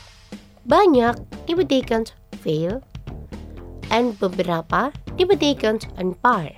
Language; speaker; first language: Dutch; non-native, fluent; Indonesian